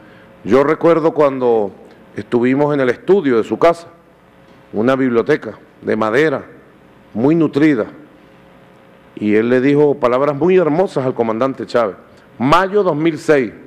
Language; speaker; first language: Spanish; native; Spanish